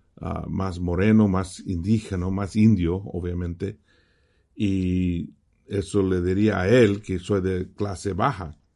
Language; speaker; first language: Spanish; early bilingual, heritage; Spanish